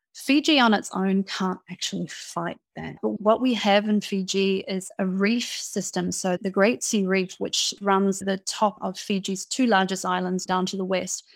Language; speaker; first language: English; native; English